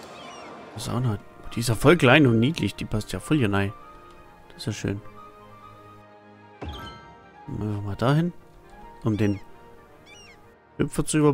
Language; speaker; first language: German; native; German